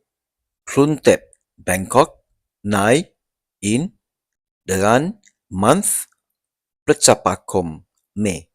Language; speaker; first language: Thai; non-native, learner; English